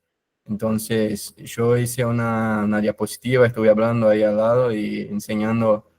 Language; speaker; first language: Spanish; non-native, fluent; Portuguese